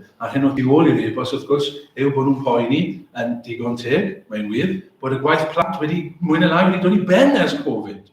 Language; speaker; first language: Welsh; native; Welsh